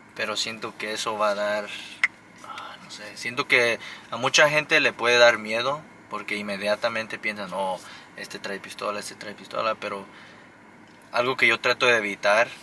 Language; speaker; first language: Spanish; early bilingual, other home language; English